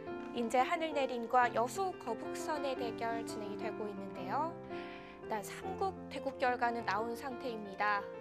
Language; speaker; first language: Korean; native; Korean